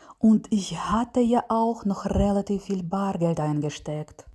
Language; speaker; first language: German; non-native, learner; Ukrainian